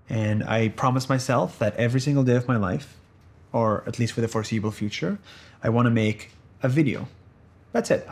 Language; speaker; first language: English; non-native, fluent; Arabic